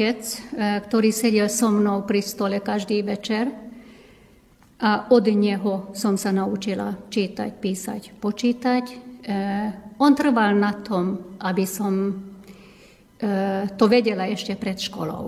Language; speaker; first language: Slovak; non-native, local second language; Hungarian